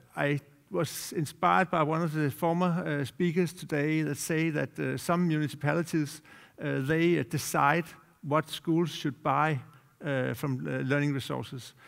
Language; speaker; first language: English; non-native, fluent; Danish